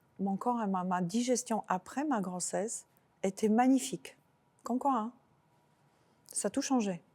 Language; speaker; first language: French; non-native, fluent; Slovak